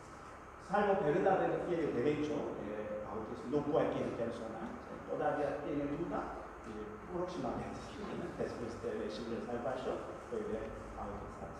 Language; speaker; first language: Spanish; non-native, learner; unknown